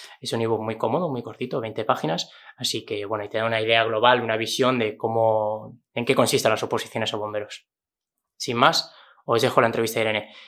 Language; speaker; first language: Spanish; native; Spanish